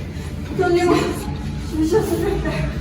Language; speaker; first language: French; non-native, learner; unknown